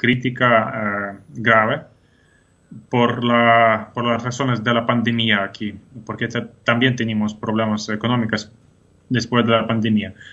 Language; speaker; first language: Spanish; non-native, fluent; Ukrainian